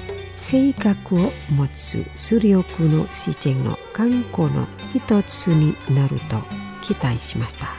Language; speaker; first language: Japanese; non-native, fluent; Indonesian